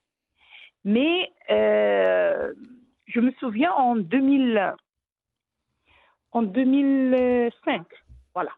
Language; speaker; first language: French; non-native, local second language; Arabic